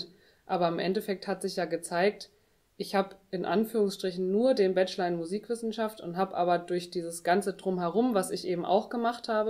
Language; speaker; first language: German; native; German